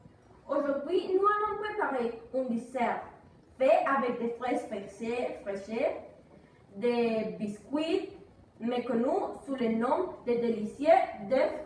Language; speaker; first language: French; non-native, learner; Spanish